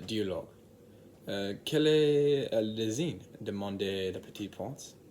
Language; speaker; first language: French; non-native, learner; English